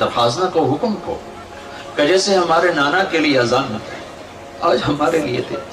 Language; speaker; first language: Urdu; non-native, local second language; Punjabi